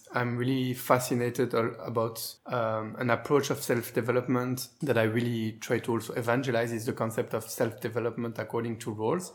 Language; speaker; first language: English; non-native, fluent; French